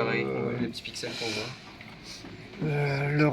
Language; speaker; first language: French; native; French